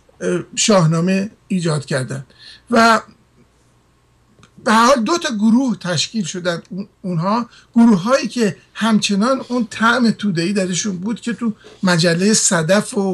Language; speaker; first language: Persian; native; Persian